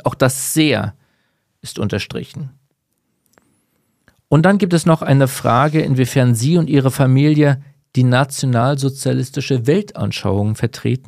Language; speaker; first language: German; native; German